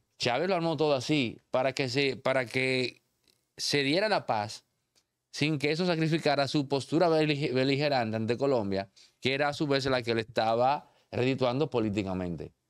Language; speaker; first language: Spanish; native; Spanish